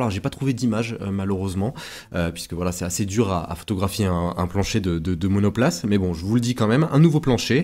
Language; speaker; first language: French; native; French